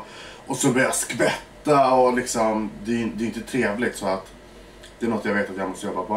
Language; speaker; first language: Swedish; early bilingual, other home language; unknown